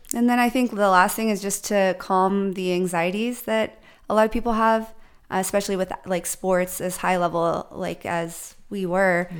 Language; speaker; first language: English; native; English